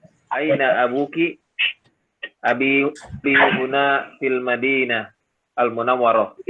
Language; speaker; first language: Arabic; non-native, learner; Indonesian